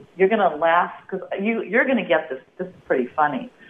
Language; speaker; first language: English; native; English